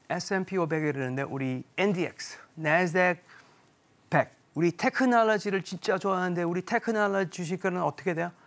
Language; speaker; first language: Korean; early bilingual, heritage; Korean